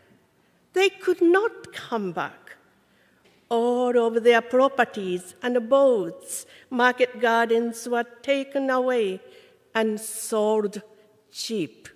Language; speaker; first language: English; non-native, fluent; Japanese